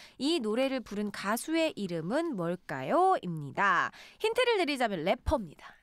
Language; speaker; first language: Korean; native; Korean